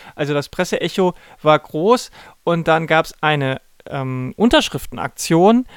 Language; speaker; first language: German; native; German